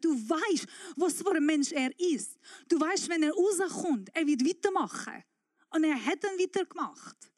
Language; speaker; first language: German; non-native, fluent; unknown